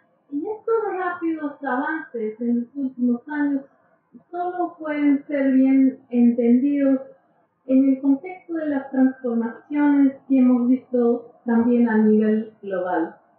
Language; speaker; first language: Spanish; non-native, fluent; English